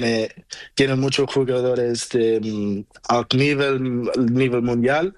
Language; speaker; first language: Spanish; non-native, learner; Portuguese